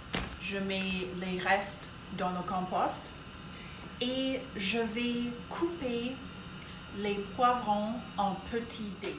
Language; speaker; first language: French; non-native, local second language; English